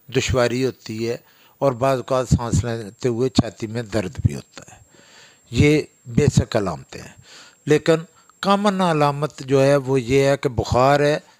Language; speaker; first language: Urdu; non-native, local second language; Pahari-Potwari